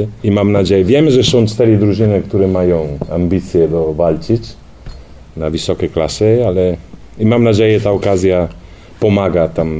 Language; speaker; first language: Polish; non-native, learner; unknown